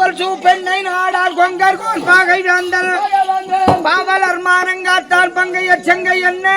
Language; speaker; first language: Tamil; native; Tamil